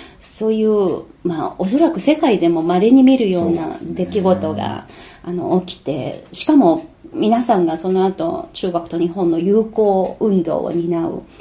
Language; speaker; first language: Japanese; non-native, fluent; Chinese